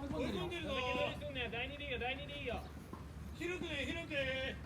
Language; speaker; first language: Japanese; native; Japanese